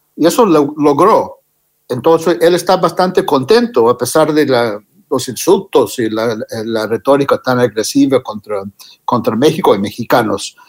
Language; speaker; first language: Spanish; non-native, fluent; English